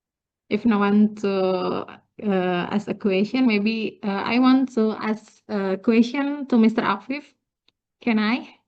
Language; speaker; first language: English; non-native, learner; Indonesian